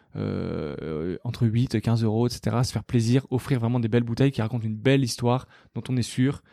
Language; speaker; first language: French; native; French